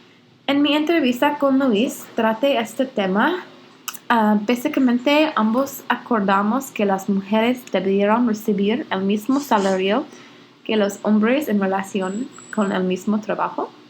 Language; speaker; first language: Spanish; non-native, learner; English